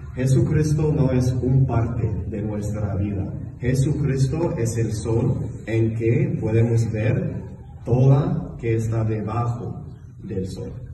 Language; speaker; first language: Spanish; non-native, learner; English